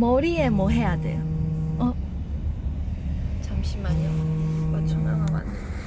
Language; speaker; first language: Korean; non-native, fluent; Chinese